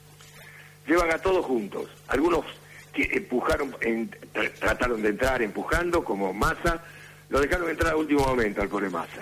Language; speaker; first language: Spanish; native; Spanish